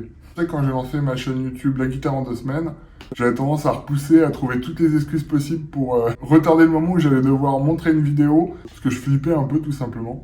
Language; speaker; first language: French; native; French